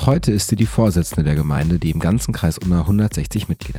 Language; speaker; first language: German; native; German